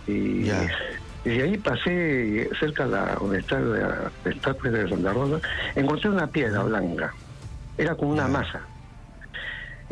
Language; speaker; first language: Spanish; native; Spanish